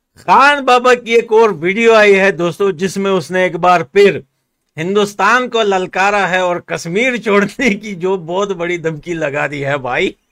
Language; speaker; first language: Hindi; native; Hindi